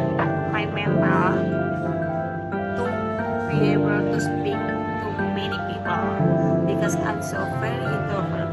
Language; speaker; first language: English; non-native, learner; Indonesian